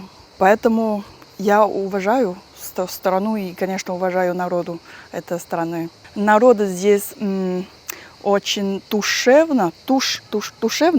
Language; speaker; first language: Russian; non-native, learner; Chinese